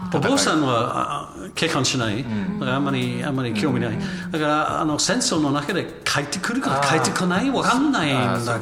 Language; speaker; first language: Japanese; non-native, learner; English